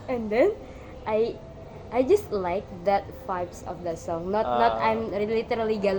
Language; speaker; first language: English; non-native, learner; Indonesian